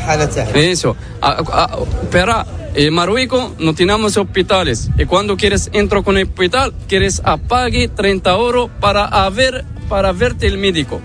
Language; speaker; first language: Spanish; non-native, learner; Arabic